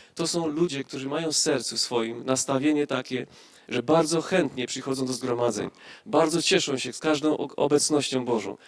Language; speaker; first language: Polish; native; Polish